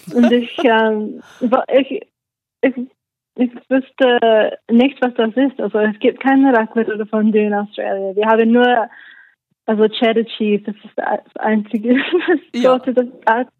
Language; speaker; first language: German; non-native, learner; English